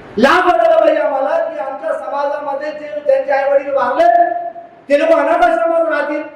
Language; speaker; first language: Marathi; non-native, local second language; Urdu